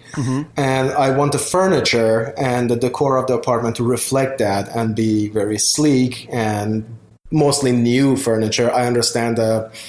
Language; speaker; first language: English; non-native, fluent; Persian